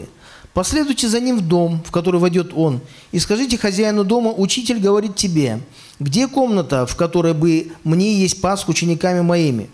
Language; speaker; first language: Russian; native; Russian